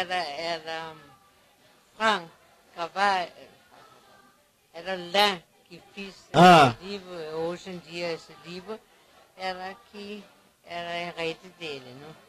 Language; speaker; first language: Portuguese; non-native, fluent; Danish